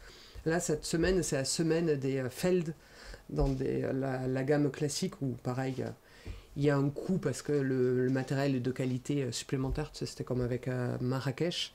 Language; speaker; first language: French; native; French